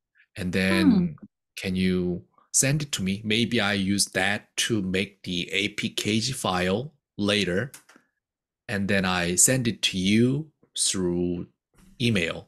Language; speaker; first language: English; non-native, fluent; Korean